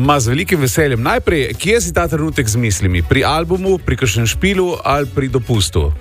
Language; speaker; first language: Slovenian; native; Slovenian